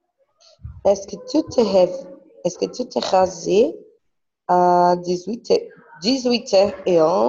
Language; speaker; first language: French; non-native, learner; Portuguese